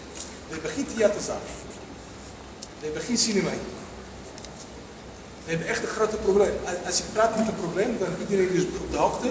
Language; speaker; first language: Dutch; non-native, fluent; Riffian